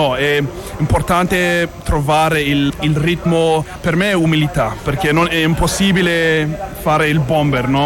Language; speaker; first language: Italian; non-native, fluent; English